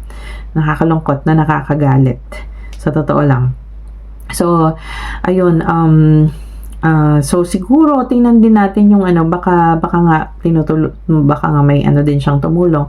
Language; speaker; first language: Filipino; native; Filipino